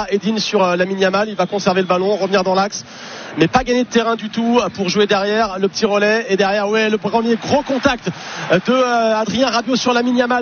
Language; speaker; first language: French; native; French